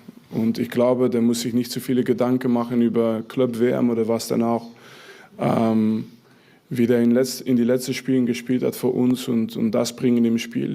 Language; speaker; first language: German; non-native, fluent; French